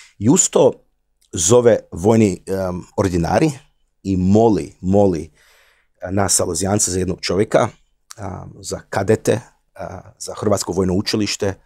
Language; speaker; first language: Croatian; early bilingual, heritage; Croatian